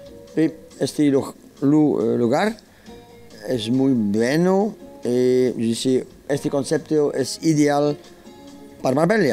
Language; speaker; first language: Spanish; non-native, learner; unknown